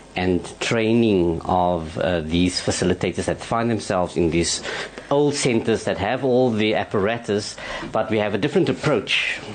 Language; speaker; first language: English; non-native, local second language; Afrikaans